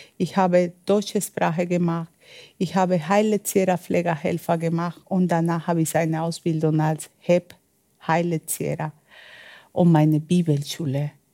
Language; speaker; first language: German; non-native, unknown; Spanish